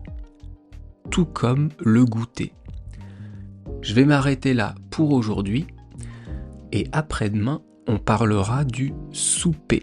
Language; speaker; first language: French; native; French